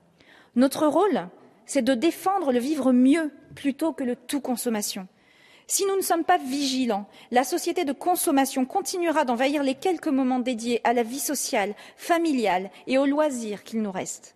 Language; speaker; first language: French; native; French